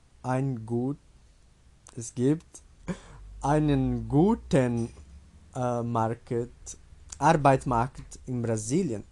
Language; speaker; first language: German; non-native, learner; Portuguese